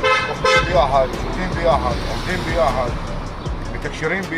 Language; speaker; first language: Hebrew; non-native, local second language; Arabic